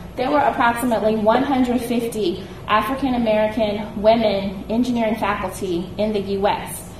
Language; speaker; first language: English; native; English